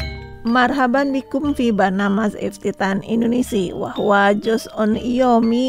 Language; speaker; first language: Arabic; non-native, local second language; Indonesian